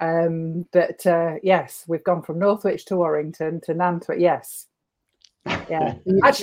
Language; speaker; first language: English; native; English